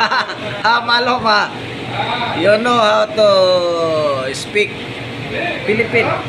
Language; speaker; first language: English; non-native, learner; Filipino